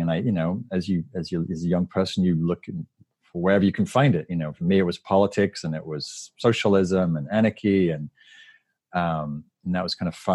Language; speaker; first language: English; native; English